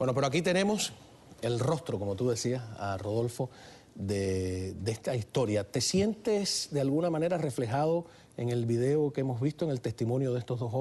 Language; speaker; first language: Spanish; native; Spanish